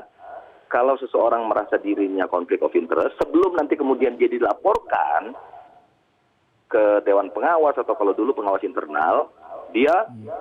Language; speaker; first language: Indonesian; native; Indonesian